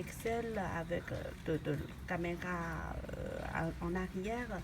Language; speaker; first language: French; non-native, learner; Chinese